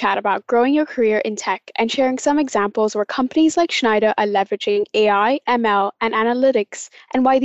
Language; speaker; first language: English; non-native, local second language; Cantonese